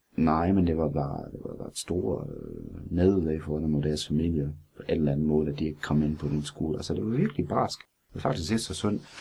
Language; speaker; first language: Danish; non-native, fluent; English